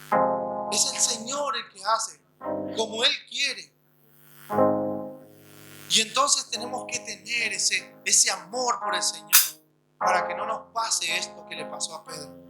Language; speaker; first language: Spanish; native; Spanish